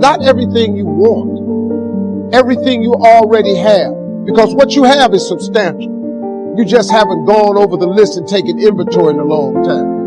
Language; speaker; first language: English; native; English